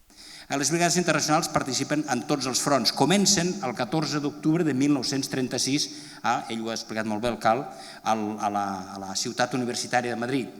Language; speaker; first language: Catalan; native; Catalan